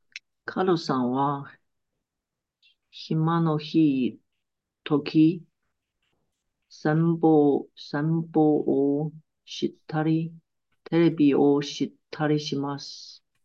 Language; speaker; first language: Japanese; non-native, learner; Chinese